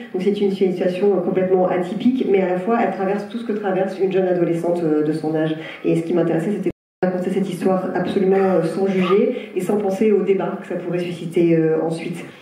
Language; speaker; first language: French; native; French